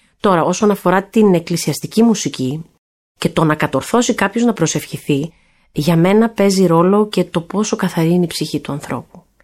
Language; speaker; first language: Greek; early bilingual, heritage; Greek